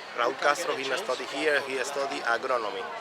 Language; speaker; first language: English; non-native, learner; Spanish